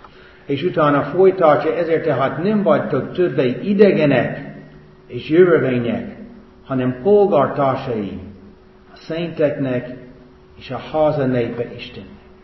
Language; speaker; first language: Hungarian; non-native, fluent; English